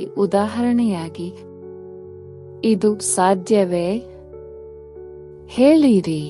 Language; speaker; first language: Kannada; native; Kannada